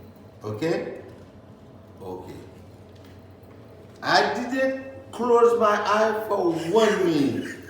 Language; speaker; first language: English; non-native, learner; Haitian Creole